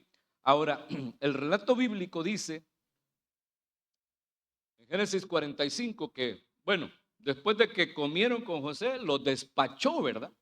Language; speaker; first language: Spanish; native; Spanish